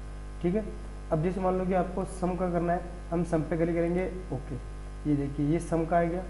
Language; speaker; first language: Hindi; native; Hindi